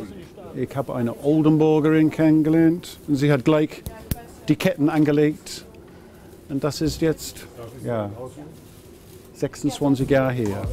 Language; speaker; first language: German; non-native, fluent; English